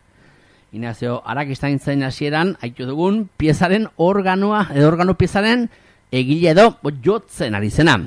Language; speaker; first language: Basque; native; Basque